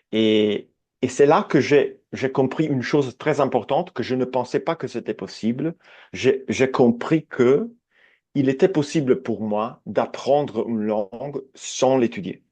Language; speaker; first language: French; non-native, fluent; Italian